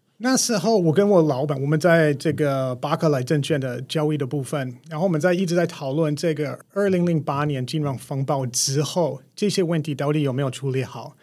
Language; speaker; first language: Chinese; non-native, fluent; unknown